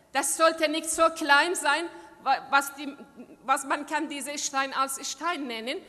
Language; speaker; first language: German; non-native, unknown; Persian